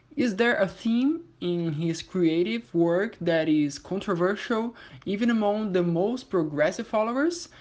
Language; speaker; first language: English; non-native, fluent; Portuguese